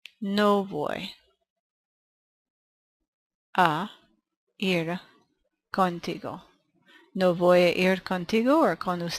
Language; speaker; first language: Spanish; non-native, fluent; English